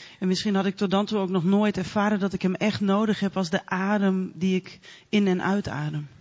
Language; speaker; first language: Dutch; native; Dutch